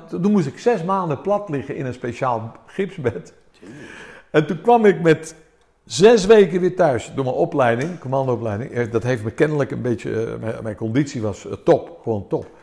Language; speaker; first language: Dutch; early bilingual, other home language; Armenian